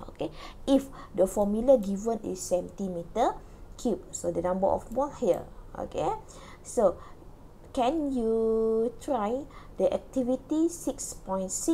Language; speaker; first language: English; non-native, local second language; Malay